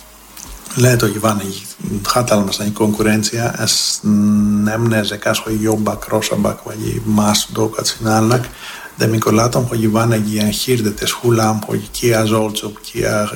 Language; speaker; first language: Hungarian; non-native, learner; Greek